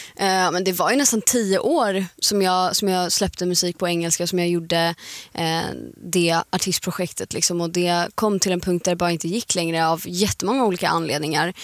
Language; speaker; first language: Swedish; native; Swedish